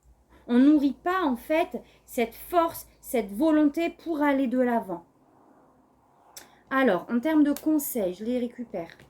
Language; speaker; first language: French; native; French